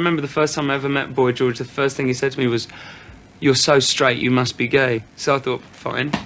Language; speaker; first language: English; native; English